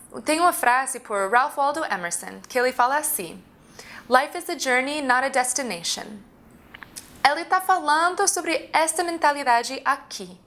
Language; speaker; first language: Portuguese; non-native, fluent; English